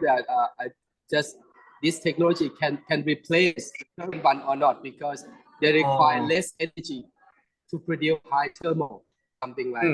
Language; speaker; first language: English; non-native, learner; Thai